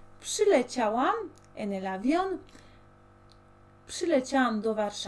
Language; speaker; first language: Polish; non-native, fluent; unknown